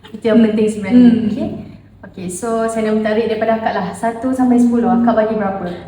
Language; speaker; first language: Malay; native; Malay